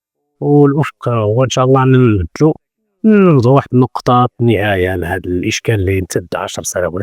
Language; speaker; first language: Arabic; native; Arabic